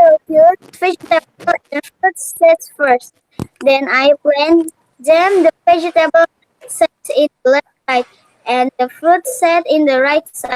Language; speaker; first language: English; non-native, learner; Indonesian